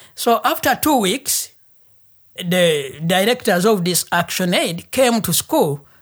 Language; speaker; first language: English; non-native, local second language; Ganda